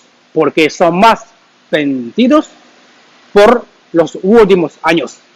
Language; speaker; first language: Spanish; non-native, learner; Chinese